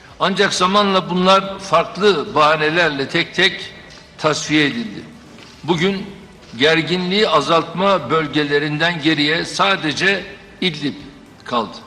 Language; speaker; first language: Turkish; native; Turkish